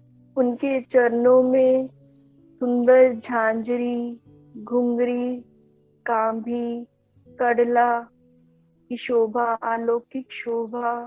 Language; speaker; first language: Hindi; native; Hindi